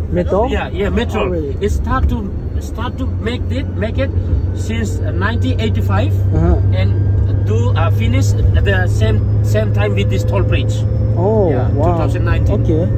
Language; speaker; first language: English; non-native, learner; Indonesian